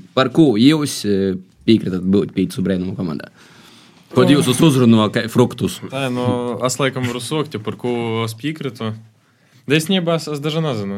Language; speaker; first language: Latvian; native; Latvian